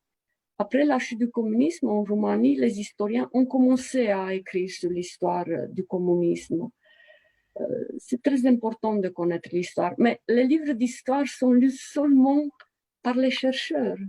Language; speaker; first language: French; non-native, fluent; Romanian